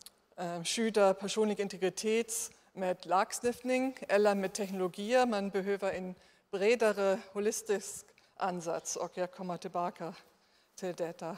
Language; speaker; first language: Swedish; non-native, fluent; German